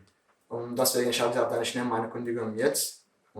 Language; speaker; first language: German; non-native, learner; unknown